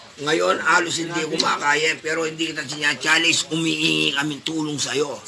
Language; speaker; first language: Filipino; non-native, local second language; Pampanga